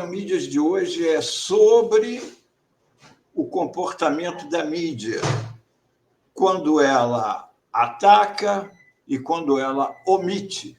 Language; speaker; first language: Portuguese; native; Portuguese